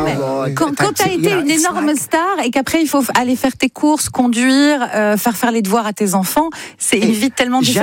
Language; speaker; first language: French; native; French